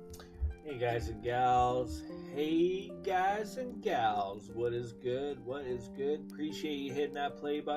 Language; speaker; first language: English; native; English